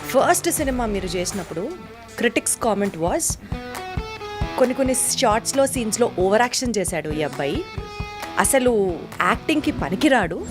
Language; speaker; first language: Telugu; native; Telugu